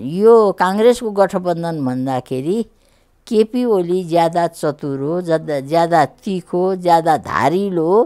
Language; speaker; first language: Nepali; native; Nepali